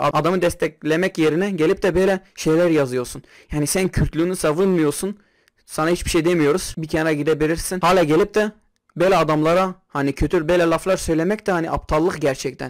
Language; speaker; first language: Turkish; non-native, local second language; Kurdish